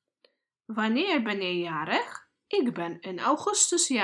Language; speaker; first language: Dutch; non-native, fluent; Polish